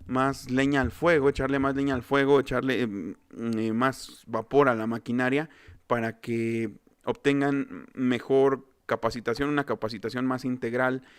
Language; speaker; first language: Spanish; native; Spanish